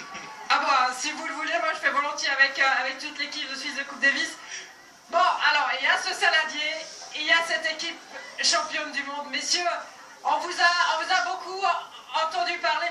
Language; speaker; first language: French; native; French